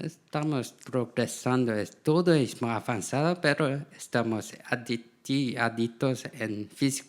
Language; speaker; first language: Spanish; non-native, learner; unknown